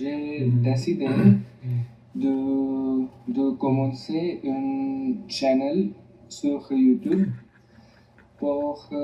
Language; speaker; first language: French; non-native, learner; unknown